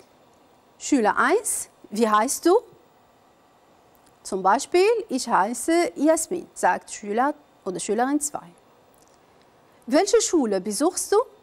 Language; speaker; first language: German; non-native, fluent; Arabic